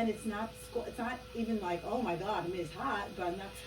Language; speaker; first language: English; native; English